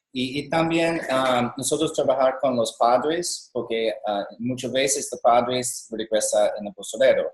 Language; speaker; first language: Spanish; non-native, learner; English